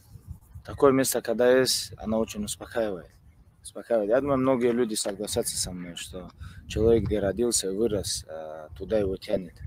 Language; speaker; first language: Russian; non-native, local second language; Avaric